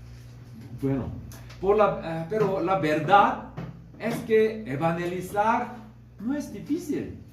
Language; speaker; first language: Spanish; non-native, fluent; Korean